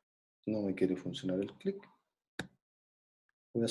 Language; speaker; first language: Spanish; native; Spanish